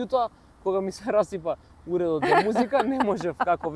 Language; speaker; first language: Macedonian; native; Macedonian